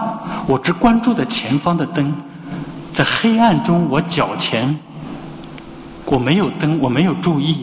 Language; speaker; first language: Chinese; native; Chinese